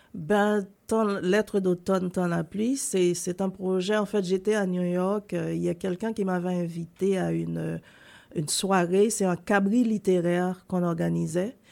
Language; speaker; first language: French; non-native, local second language; Haitian Creole